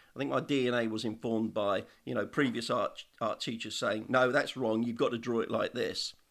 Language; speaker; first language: English; native; English